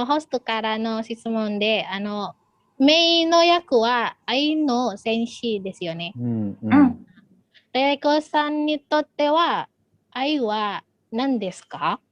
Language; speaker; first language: Japanese; non-native, learner; Indonesian